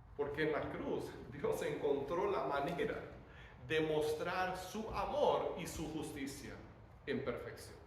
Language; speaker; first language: Spanish; native; Spanish